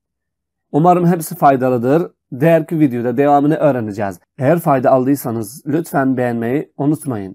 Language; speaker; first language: Turkish; non-native, fluent; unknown